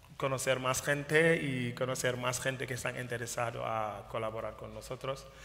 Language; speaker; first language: Spanish; non-native, fluent; Wolof